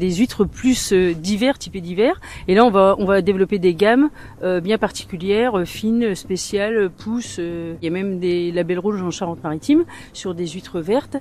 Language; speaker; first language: French; native; French